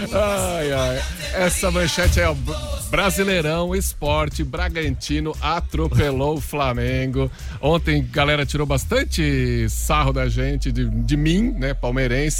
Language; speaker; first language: Portuguese; native; Portuguese